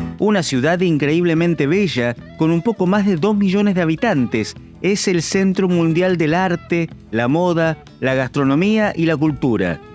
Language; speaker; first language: Spanish; native; Spanish